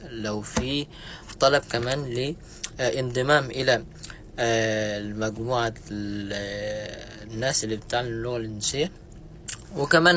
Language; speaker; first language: Arabic; non-native, fluent; Indonesian